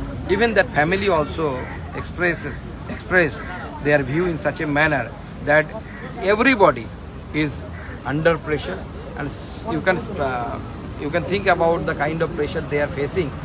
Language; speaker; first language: English; non-native, local second language; Bangla